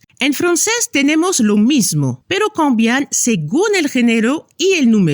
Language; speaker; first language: Spanish; non-native, fluent; French